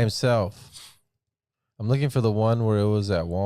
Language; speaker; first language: English; native; English